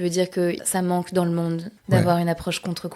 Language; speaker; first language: French; native; French